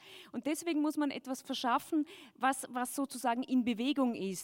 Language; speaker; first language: German; native; German